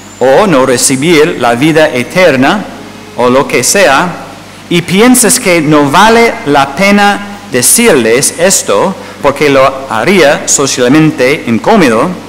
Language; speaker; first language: Spanish; non-native, fluent; English